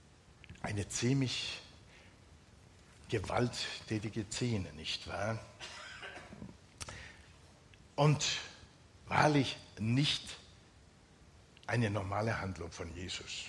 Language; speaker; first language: German; non-native, fluent; Finnish